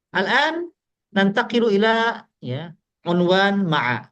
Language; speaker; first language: Arabic; non-native, fluent; Indonesian